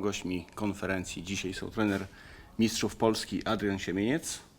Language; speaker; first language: Polish; native; Polish